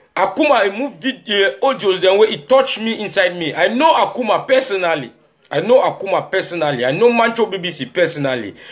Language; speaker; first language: Nigerian Pidgin; native; Nigerian Pidgin